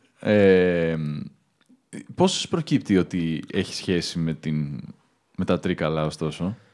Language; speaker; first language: Greek; early bilingual, heritage; Greek